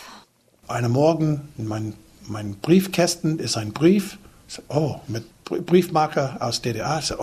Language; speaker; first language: German; non-native, learner; English